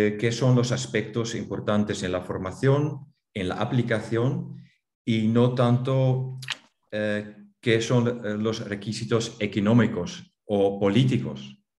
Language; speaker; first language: Spanish; non-native, fluent; Dutch